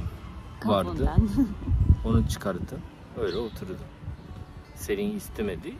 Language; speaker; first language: Turkish; non-native, learner; Japanese